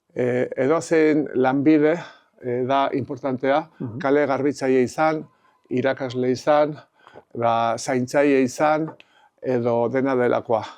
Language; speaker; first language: Basque; native; Basque